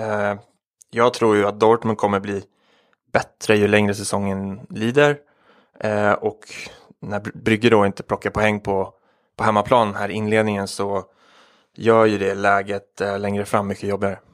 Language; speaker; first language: Swedish; native; Swedish